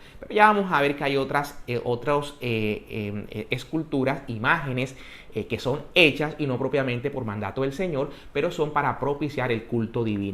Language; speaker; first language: Spanish; native; Spanish